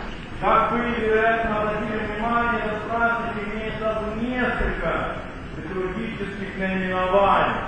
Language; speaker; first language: Russian; native; Russian